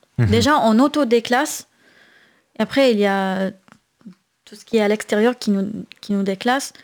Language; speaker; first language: French; non-native, fluent; Arabic